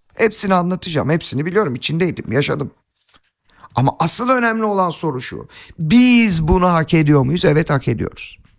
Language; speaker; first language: Turkish; native; Turkish